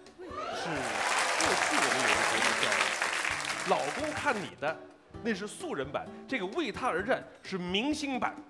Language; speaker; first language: Chinese; native; Chinese